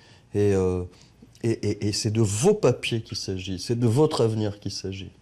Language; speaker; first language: French; native; French